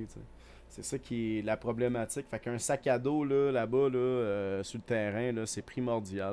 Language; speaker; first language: French; native; French